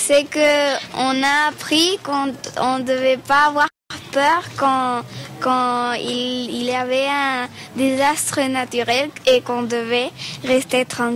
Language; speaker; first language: French; non-native, learner; Spanish